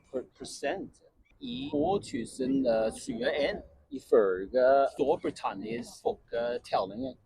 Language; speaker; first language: Norwegian; non-native, learner; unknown